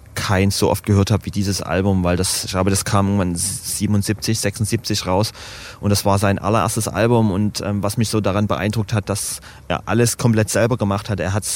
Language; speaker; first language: German; native; German